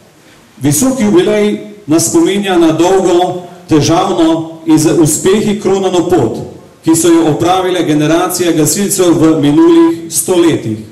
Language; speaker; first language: Slovenian; native; Slovenian